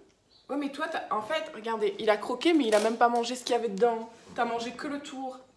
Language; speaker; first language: French; native; French